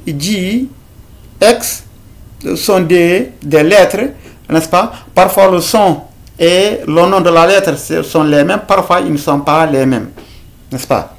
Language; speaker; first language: French; non-native, local second language; Fula